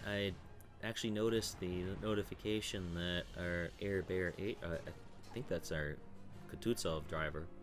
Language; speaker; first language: English; native; English